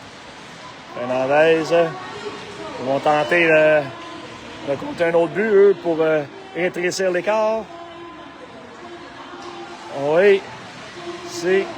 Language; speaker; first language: French; native; French